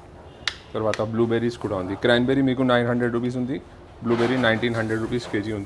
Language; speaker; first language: Telugu; non-native, local second language; Hindi